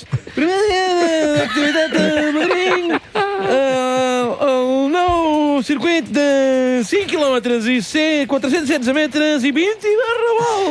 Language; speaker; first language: Catalan; native; Catalan